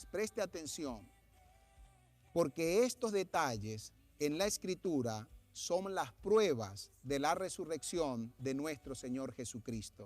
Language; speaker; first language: Spanish; native; Spanish